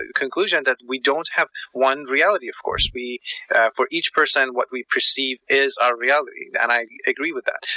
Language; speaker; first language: English; non-native, fluent; German